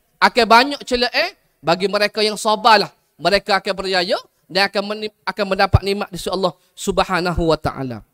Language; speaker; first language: Malay; native; Malay